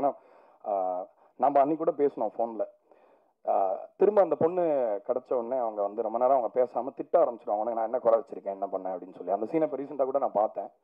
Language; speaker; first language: Tamil; native; Tamil